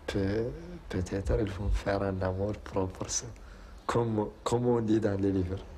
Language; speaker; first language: French; non-native, local second language; Arabic